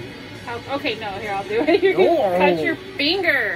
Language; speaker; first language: English; native; English